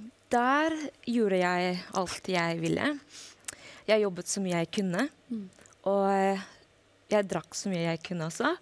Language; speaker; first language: Norwegian; non-native, fluent; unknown